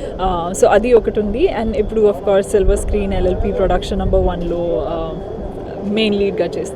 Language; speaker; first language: Telugu; non-native, local second language; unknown